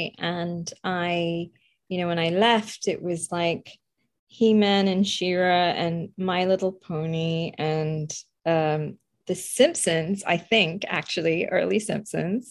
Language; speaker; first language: English; early bilingual, other home language; Bangla